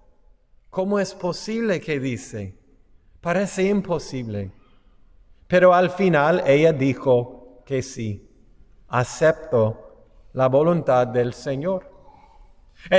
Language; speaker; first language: Spanish; non-native, fluent; English